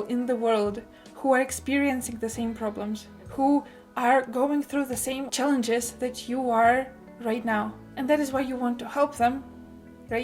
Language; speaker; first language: English; non-native, fluent; Russian